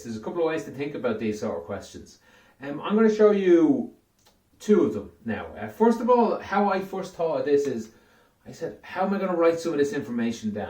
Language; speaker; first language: English; native; English